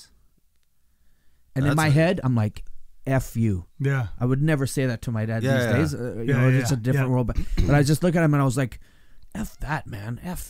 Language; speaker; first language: English; native; English